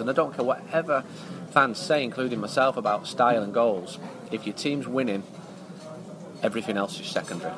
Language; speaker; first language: English; native; English